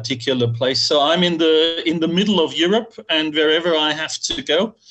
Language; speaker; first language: English; non-native, fluent; German